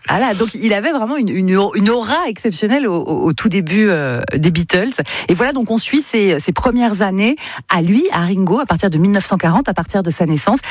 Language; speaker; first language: French; native; French